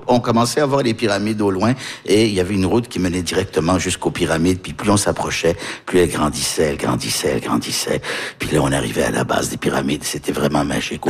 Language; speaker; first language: French; early bilingual, other home language; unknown